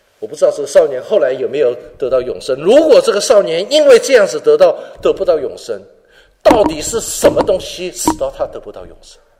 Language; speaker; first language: Chinese; non-native, local second language; Cantonese